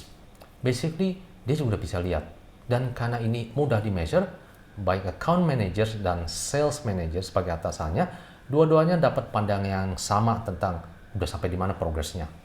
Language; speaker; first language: Indonesian; native; Indonesian